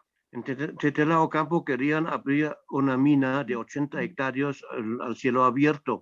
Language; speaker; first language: Spanish; non-native, fluent; German